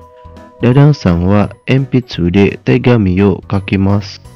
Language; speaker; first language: Japanese; non-native, fluent; Indonesian